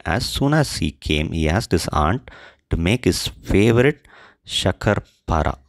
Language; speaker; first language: English; non-native, local second language; Tamil